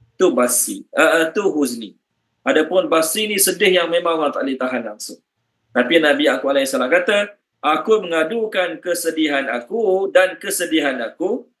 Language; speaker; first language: Malay; native; Malay